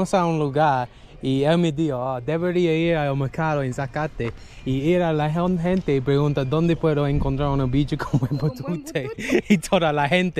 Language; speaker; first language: Spanish; non-native, learner; English